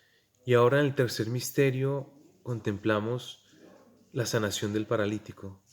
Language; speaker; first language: Spanish; native; Spanish